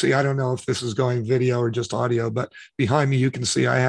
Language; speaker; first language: English; native; English